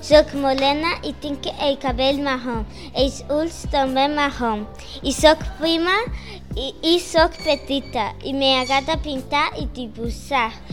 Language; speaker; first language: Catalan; non-native, learner; Portuguese